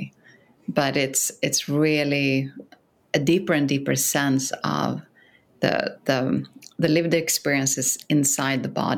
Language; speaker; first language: English; non-native, fluent; Swedish